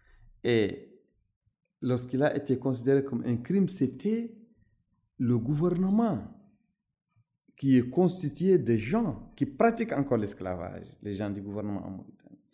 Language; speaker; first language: French; non-native, local second language; Arabic